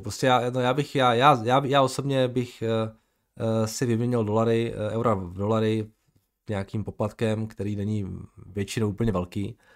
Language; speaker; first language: Czech; native; Czech